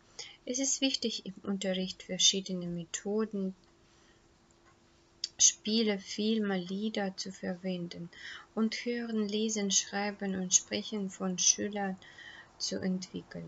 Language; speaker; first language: German; non-native, fluent; Russian